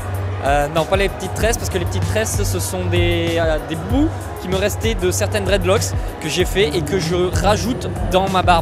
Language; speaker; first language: French; native; French